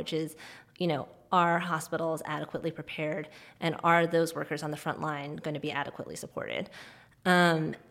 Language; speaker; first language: English; non-native, local second language; Cantonese